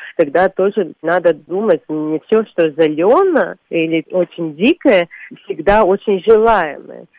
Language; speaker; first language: Russian; non-native, local second language; Latvian